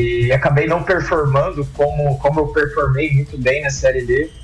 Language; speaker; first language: Portuguese; native; Portuguese